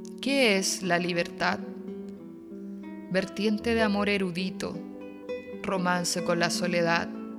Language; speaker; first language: English; non-native, fluent; Spanish